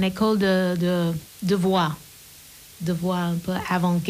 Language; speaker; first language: French; non-native, learner; English